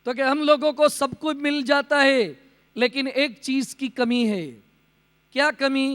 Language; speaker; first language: Hindi; non-native, local second language; Gujarati